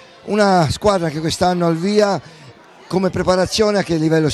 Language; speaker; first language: Italian; native; Italian